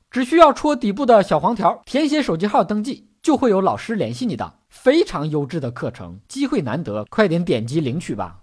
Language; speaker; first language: Chinese; native; Chinese